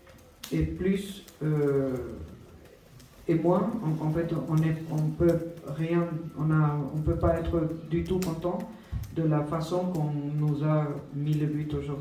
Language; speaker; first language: French; non-native, fluent; Spanish